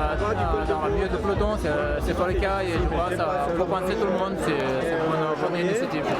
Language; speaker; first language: French; native; French